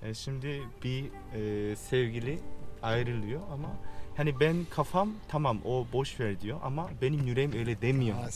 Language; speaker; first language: Turkish; non-native, fluent; Korean